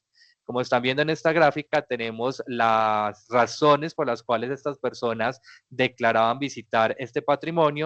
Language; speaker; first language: Spanish; native; Spanish